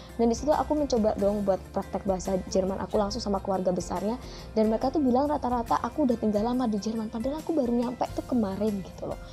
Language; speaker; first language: Indonesian; native; Indonesian